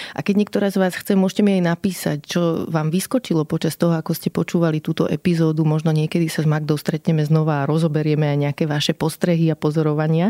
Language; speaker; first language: Slovak; native; Slovak